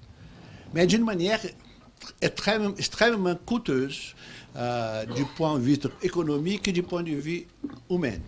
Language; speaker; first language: French; non-native, fluent; Portuguese